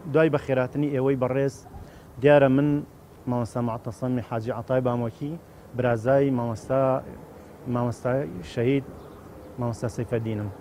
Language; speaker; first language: Central Kurdish; native; Central Kurdish